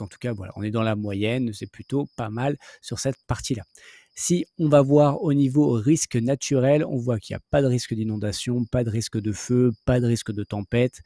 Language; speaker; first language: French; native; French